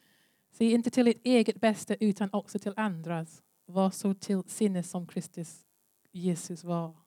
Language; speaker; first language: Swedish; non-native, learner; English